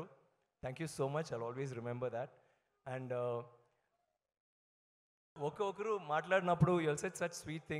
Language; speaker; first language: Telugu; non-native, learner; Tamil